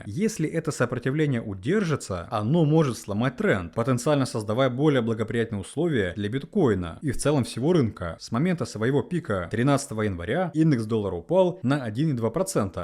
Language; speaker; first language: Russian; native; Russian